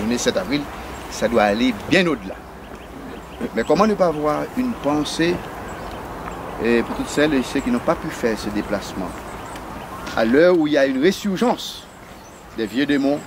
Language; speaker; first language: French; non-native, local second language; Haitian Creole